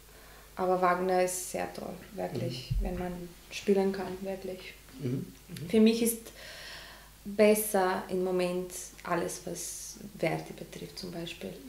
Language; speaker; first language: German; non-native, learner; Macedonian